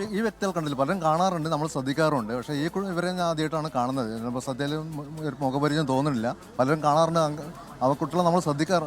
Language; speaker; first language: Malayalam; native; Malayalam